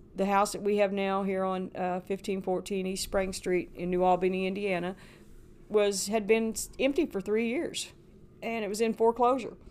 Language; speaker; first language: English; native; English